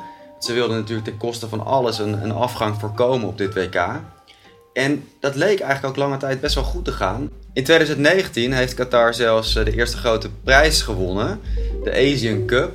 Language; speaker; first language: Dutch; native; Dutch